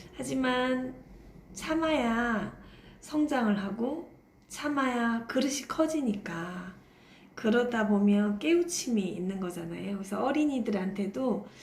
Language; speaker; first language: Korean; native; Korean